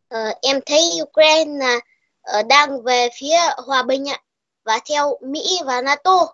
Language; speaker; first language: Vietnamese; early bilingual, heritage; Vietnamese